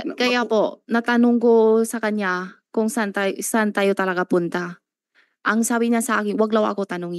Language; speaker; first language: Filipino; non-native, learner; Chinese